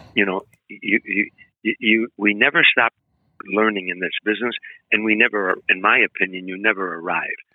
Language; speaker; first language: English; native; English